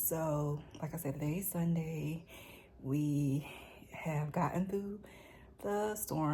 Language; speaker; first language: English; native; English